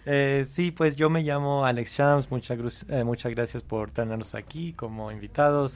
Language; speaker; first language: Spanish; non-native, fluent; English